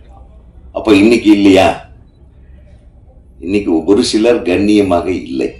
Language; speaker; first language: Tamil; native; Tamil